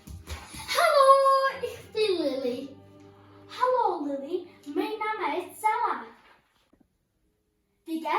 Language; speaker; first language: German; non-native, learner; Welsh